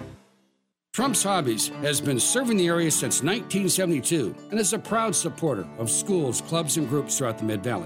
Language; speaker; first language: English; native; English